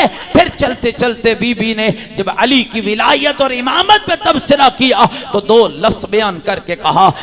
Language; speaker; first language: Urdu; native; Urdu